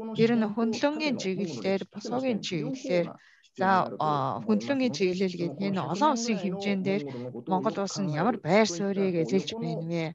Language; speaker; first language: Mongolian; non-native, fluent; Japanese